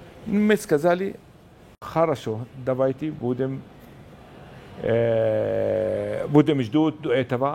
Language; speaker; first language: Russian; non-native, learner; Arabic